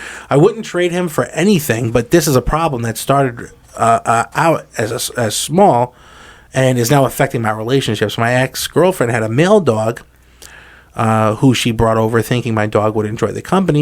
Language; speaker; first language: English; native; English